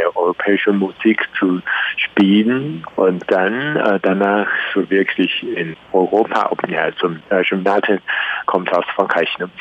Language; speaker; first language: German; non-native, learner; Chinese